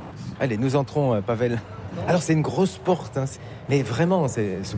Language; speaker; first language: French; native; French